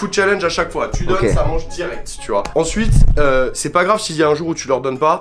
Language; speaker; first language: French; native; French